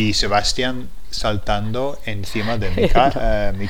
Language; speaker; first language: Spanish; non-native, learner; English